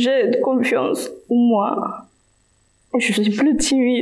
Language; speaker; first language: French; non-native, fluent; Spanish